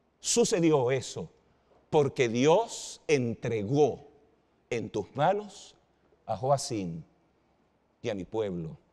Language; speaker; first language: Spanish; native; Spanish